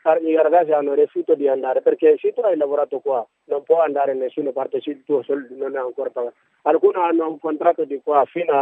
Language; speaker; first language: Italian; non-native, learner; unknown